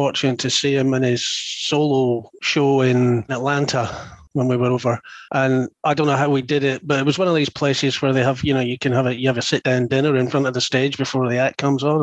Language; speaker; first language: English; native; English